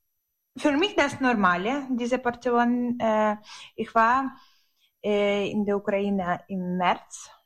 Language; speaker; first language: German; non-native, learner; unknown